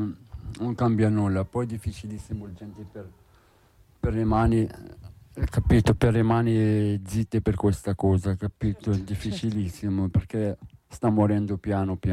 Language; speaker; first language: Italian; non-native, learner; Arabic